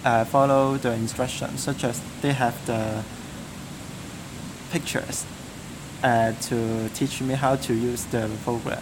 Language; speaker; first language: English; non-native, learner; Cantonese